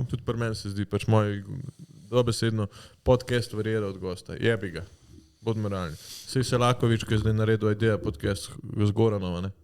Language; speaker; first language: Slovenian; early bilingual, other home language; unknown